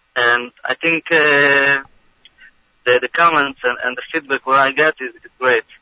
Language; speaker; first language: English; non-native, fluent; Hebrew